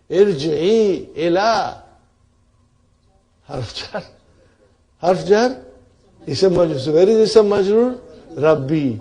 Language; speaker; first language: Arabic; non-native, fluent; Urdu